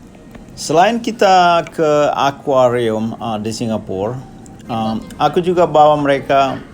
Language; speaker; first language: Indonesian; non-native, local second language; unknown